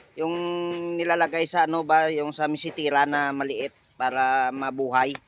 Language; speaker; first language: Filipino; non-native, local second language; Cebuano